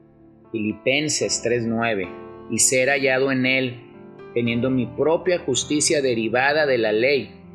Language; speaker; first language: Spanish; native; Spanish